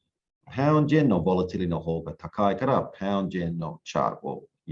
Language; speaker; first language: Japanese; non-native, learner; English